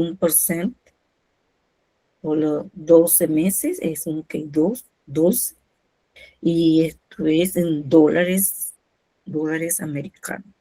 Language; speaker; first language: Portuguese; non-native, fluent; Spanish